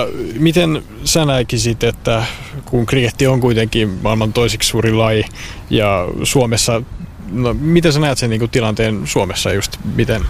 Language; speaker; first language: Finnish; native; Finnish